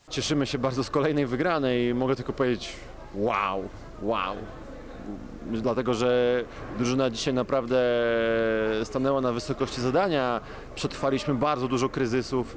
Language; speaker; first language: Polish; native; Polish